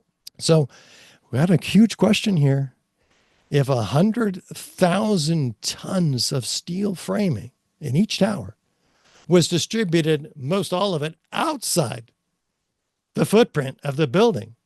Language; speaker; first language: English; native; English